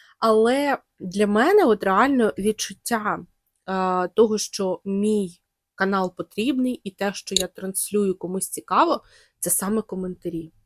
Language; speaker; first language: Ukrainian; non-native, local second language; Russian